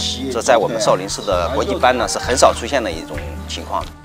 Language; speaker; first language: Chinese; native; Chinese